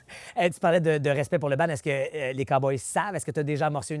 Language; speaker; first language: French; native; French